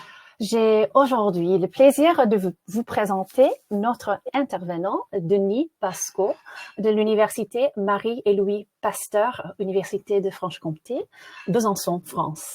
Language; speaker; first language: French; non-native, fluent; English